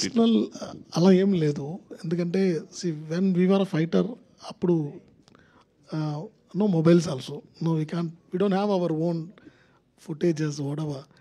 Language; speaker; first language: Telugu; non-native, learner; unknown